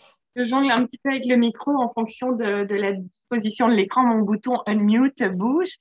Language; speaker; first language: French; native; French